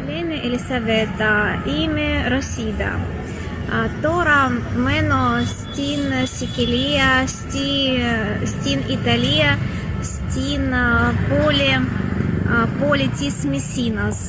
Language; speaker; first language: Greek; non-native, learner; Russian